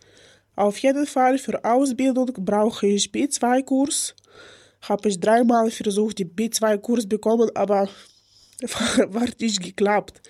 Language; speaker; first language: German; non-native, learner; Ukrainian